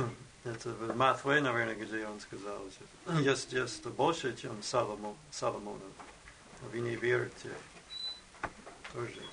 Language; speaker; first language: Russian; non-native, fluent; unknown